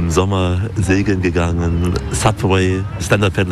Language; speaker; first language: German; native; German